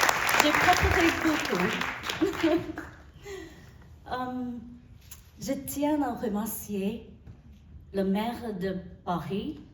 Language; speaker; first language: French; non-native, learner; Burmese